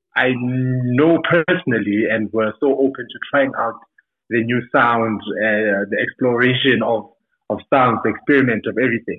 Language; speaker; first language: English; non-native, local second language; Tsonga